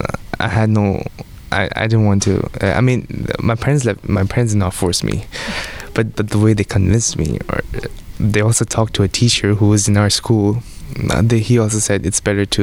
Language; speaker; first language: English; non-native, local second language; Odia